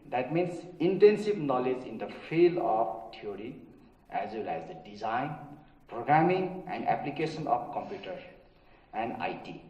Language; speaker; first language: English; non-native, local second language; Nepali